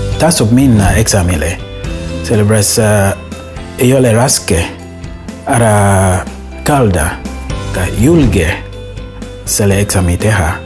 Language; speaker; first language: Estonian; non-native, learner; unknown